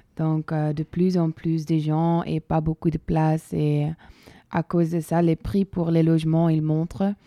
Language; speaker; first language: French; non-native, local second language; Dutch